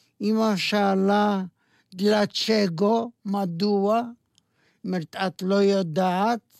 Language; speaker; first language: Hebrew; non-native, fluent; Yiddish